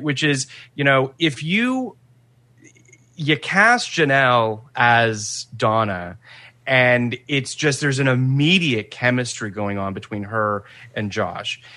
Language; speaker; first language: English; native; English